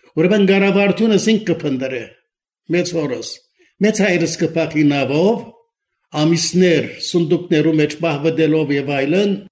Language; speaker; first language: Armenian; early bilingual, heritage; Armenian